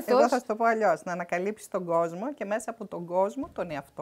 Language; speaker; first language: Greek; native; Greek